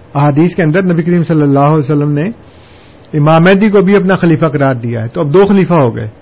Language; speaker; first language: Urdu; native; Urdu